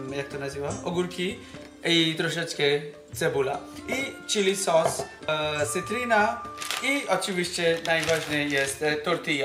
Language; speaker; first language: Polish; non-native, learner; Bangla